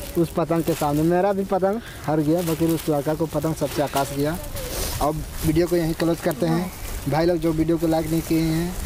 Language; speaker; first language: Hindi; native; Hindi